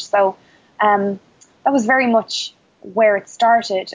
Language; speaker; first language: English; native; English